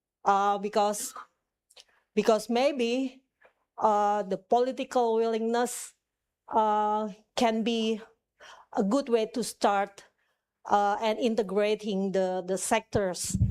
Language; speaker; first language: English; non-native, fluent; Indonesian